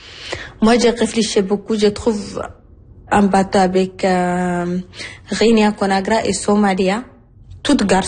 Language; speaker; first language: French; non-native, learner; Arabic